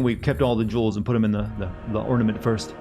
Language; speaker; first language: English; native; English